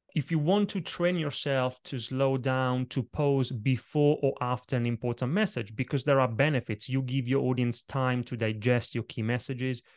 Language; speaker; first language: English; non-native, fluent; Italian